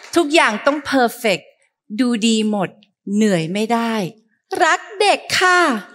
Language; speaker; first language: Thai; early bilingual, heritage; Thai